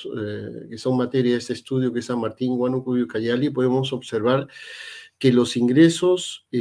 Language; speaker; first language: Spanish; native; Spanish